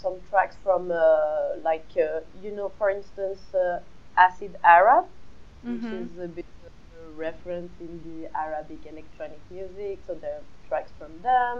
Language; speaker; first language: English; non-native, fluent; French